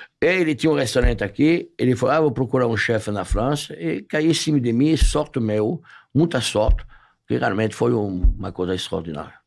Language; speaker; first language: Portuguese; non-native, fluent; French